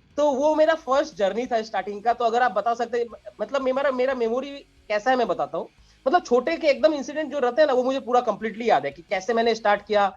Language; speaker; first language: Hindi; non-native, local second language; Bangla